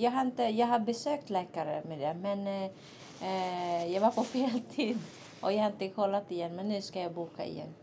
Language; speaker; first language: Swedish; non-native, learner; Filipino